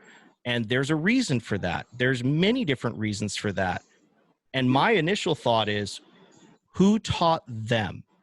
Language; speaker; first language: English; native; English